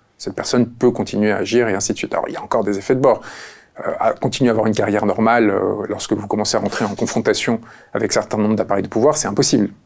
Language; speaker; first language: French; early bilingual, other home language; Spanish